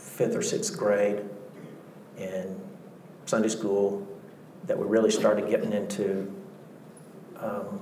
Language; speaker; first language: English; native; English